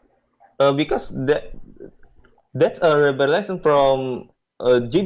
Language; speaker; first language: English; non-native, learner; Indonesian